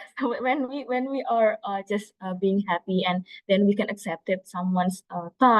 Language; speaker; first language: English; non-native, learner; Indonesian